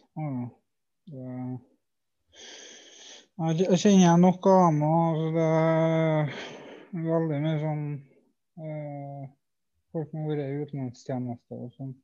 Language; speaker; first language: Norwegian; native; Norwegian